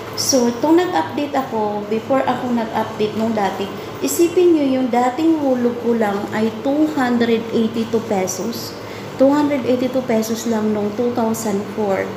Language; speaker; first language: Filipino; non-native, local second language; Cebuano